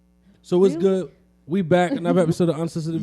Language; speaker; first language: English; native; English